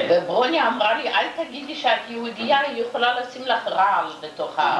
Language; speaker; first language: Hebrew; non-native, fluent; Yiddish